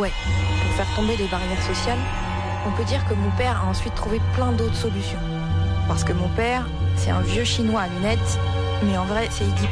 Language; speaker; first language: French; early bilingual, other home language; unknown